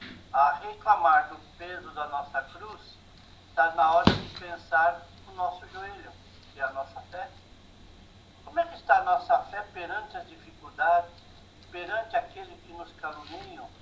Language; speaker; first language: Portuguese; native; Portuguese